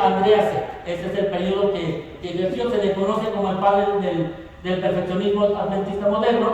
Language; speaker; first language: Spanish; native; Spanish